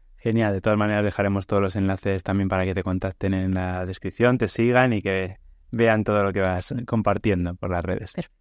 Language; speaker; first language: Spanish; native; Spanish